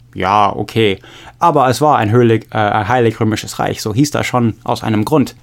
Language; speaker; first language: German; non-native, fluent; English